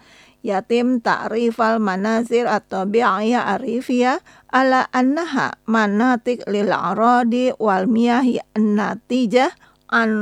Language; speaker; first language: Arabic; non-native, fluent; Indonesian